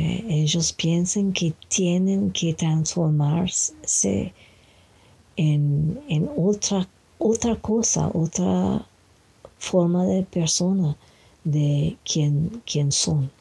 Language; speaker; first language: Spanish; non-native, fluent; French